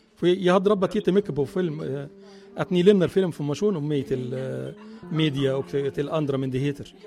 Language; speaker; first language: Swedish; non-native, local second language; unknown